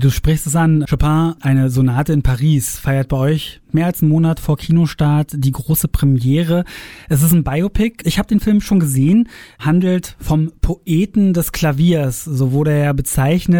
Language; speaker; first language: German; native; German